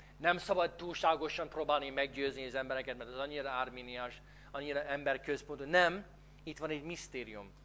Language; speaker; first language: Hungarian; non-native, fluent; English